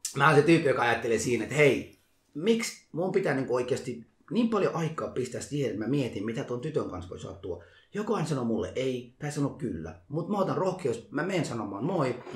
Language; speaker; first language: Finnish; non-native, fluent; Somali